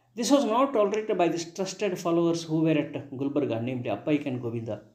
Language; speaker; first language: English; non-native, local second language; Kannada